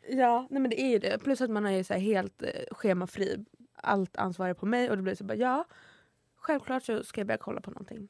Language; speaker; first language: Swedish; native; Swedish